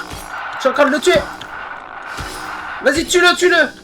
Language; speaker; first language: French; native; French